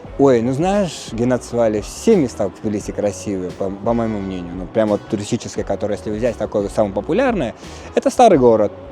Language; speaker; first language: Russian; non-native, fluent; Kurdish